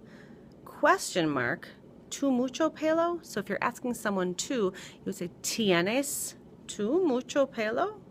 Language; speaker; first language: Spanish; non-native, fluent; English